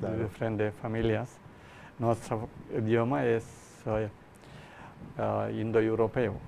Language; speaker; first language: Spanish; non-native, learner; Malayalam